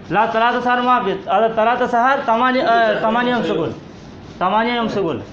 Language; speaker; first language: Arabic; non-native, learner; Hindi